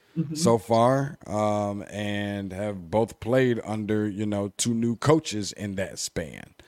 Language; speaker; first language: English; native; English